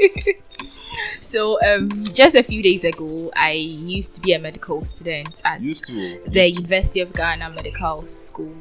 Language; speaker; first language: English; non-native, local second language; Akan